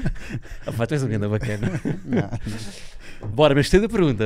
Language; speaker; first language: Portuguese; native; Portuguese